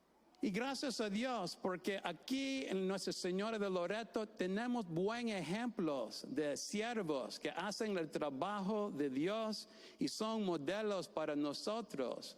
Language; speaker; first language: Spanish; non-native, fluent; English